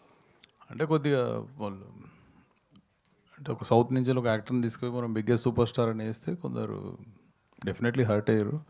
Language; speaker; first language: Telugu; native; Telugu